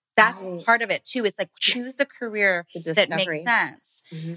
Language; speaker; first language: English; native; English